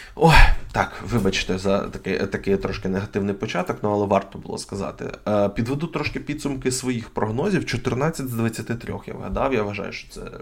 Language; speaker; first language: Ukrainian; non-native, local second language; Russian